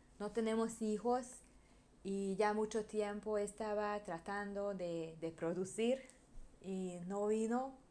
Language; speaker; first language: Spanish; non-native, learner; Hungarian